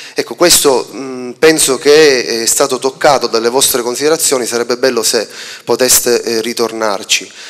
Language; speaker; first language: Italian; native; Italian